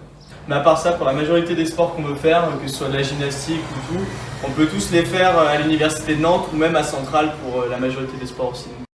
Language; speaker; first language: French; native; French